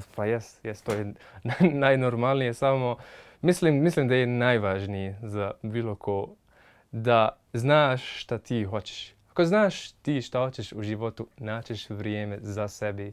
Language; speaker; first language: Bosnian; non-native, fluent; Arabic